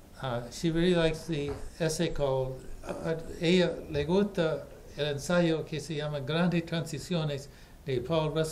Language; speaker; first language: Spanish; non-native, fluent; English